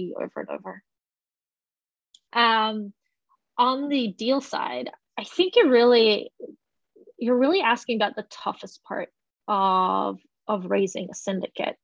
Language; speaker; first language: English; native; English